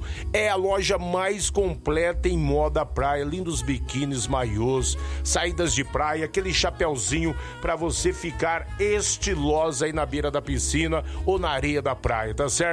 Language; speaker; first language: Portuguese; native; Portuguese